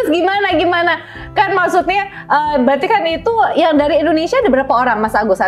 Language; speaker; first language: Indonesian; native; Indonesian